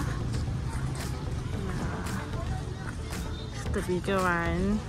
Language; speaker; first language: English; non-native, learner; Thai